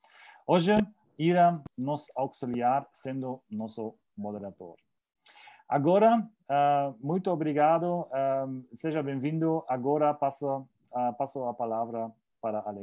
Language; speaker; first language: Portuguese; non-native, learner; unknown